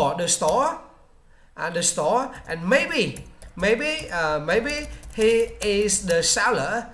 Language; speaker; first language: English; non-native, learner; Vietnamese